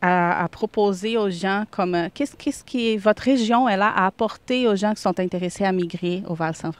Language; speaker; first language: French; native; French